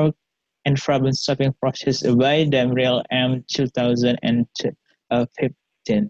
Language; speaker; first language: English; non-native, learner; Indonesian